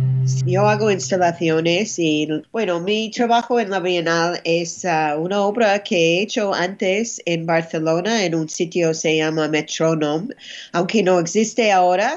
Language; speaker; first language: Spanish; non-native, fluent; English